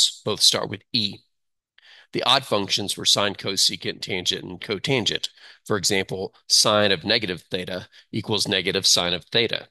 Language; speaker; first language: English; native; English